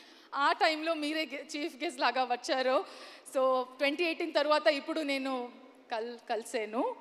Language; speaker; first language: Telugu; non-native, learner; Kannada